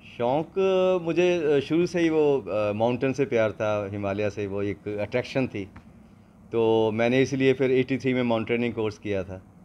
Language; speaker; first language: Hindi; non-native, local second language; Punjabi